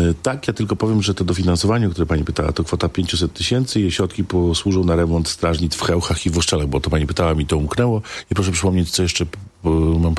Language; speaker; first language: Polish; native; Polish